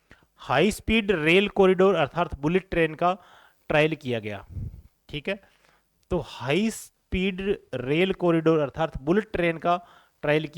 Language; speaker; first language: Hindi; native; Hindi